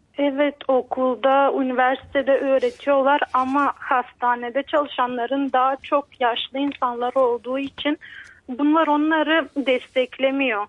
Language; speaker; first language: Turkish; native; Turkish